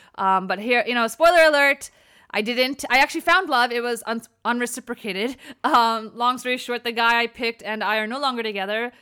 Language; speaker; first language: English; native; English